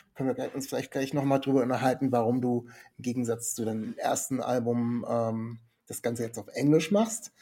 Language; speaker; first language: German; native; German